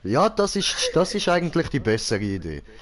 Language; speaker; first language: German; native; German